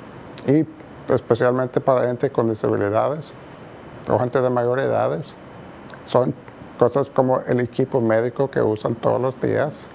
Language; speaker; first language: Spanish; non-native, fluent; English